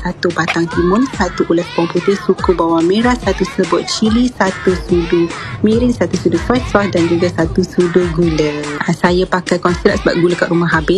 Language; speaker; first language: Malay; native; Malay